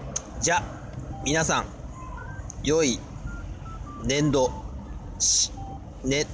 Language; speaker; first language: Japanese; native; Japanese